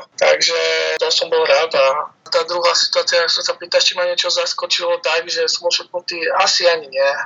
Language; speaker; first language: Slovak; native; Slovak